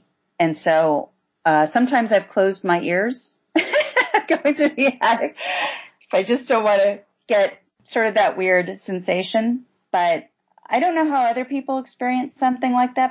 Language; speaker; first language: English; native; English